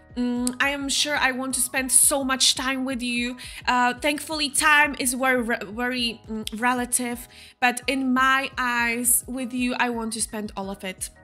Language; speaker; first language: English; non-native, fluent; Slovak